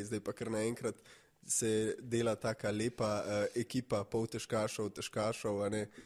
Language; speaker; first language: Slovenian; native; Slovenian